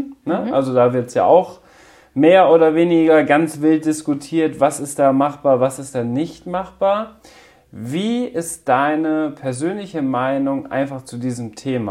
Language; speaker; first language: German; native; German